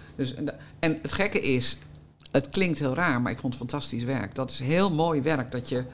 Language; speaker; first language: Dutch; native; Dutch